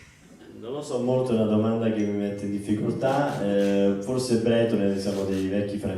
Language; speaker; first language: Italian; native; Italian